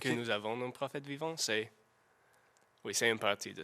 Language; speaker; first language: French; non-native, learner; English